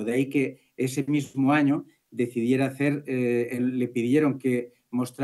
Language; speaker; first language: Spanish; native; Spanish